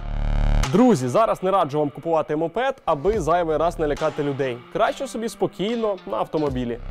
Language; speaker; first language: Ukrainian; native; Ukrainian